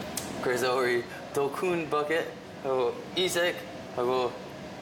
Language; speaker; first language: Korean; non-native, learner; English